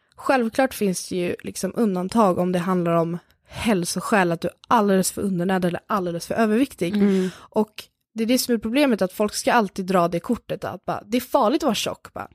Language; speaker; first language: Swedish; native; Swedish